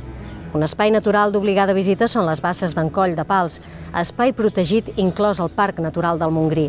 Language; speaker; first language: Catalan; native; Catalan